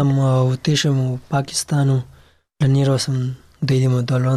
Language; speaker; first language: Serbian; non-native, learner; Pashto